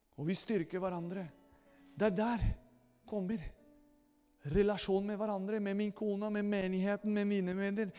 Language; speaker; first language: Norwegian; non-native, fluent; Spanish